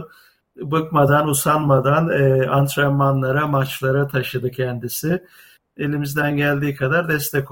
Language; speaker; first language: Turkish; native; Turkish